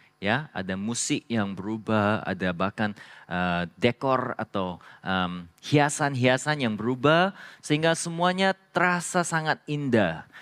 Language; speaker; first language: Indonesian; non-native, fluent; Korean